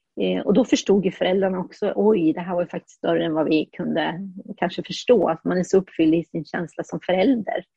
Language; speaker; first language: Swedish; early bilingual, heritage; Swedish